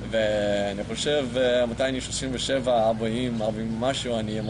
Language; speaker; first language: Hebrew; non-native, learner; English